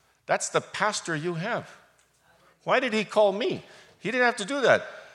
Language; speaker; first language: English; native; English